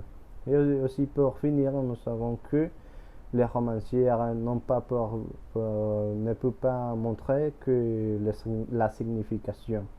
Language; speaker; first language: French; non-native, learner; Spanish